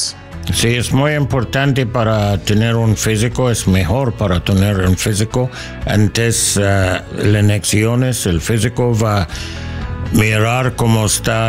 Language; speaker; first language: Spanish; non-native, learner; English